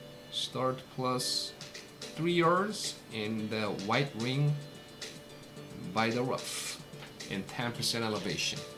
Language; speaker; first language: English; non-native, fluent; Korean